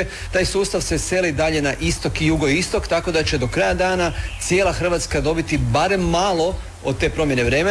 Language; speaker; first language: Serbian; native; Serbian